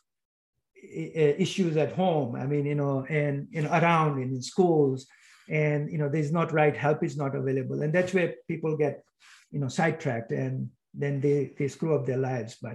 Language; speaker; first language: English; non-native, local second language; Gujarati